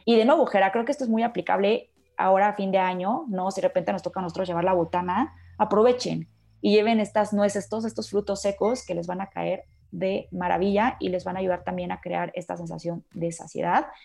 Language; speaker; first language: Spanish; native; Spanish